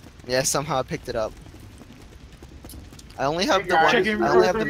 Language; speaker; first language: English; native; English